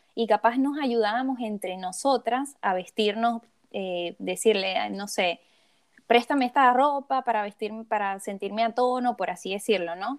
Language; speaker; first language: Spanish; native; Spanish